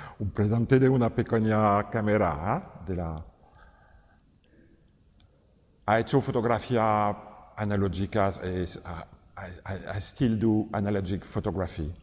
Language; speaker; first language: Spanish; non-native, learner; French